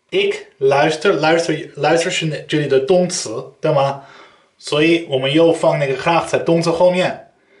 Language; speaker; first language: Chinese; non-native, fluent; Dutch